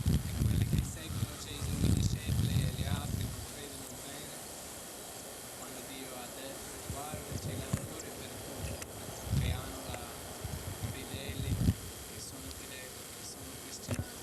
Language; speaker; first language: Italian; non-native, learner; English